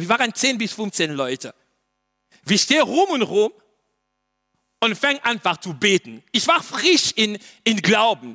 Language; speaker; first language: German; non-native, learner; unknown